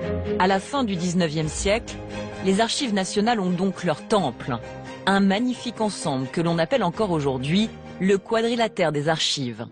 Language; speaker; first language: French; native; French